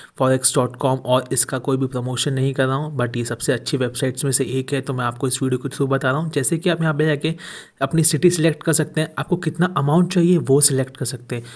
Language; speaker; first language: Hindi; native; Hindi